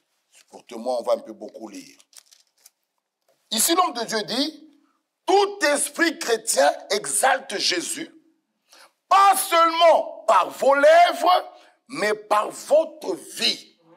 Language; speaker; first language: French; non-native, fluent; Lingala